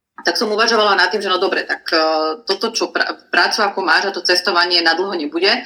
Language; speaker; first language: Slovak; non-native, fluent; Croatian